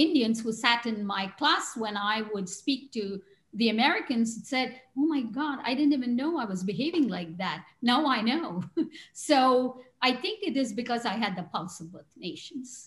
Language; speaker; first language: English; non-native, local second language; Tamil